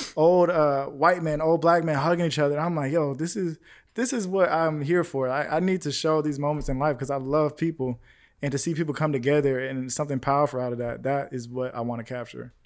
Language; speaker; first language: English; native; English